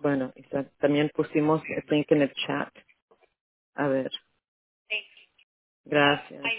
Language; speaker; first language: Spanish; early bilingual, heritage; Spanish